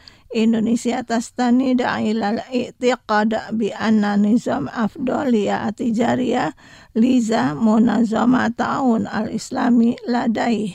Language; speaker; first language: Arabic; non-native, fluent; Indonesian